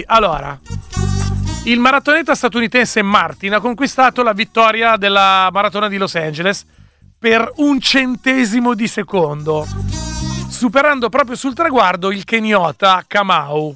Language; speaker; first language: Italian; native; Italian